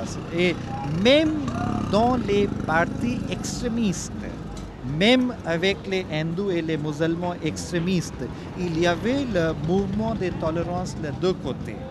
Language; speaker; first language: French; non-native, fluent; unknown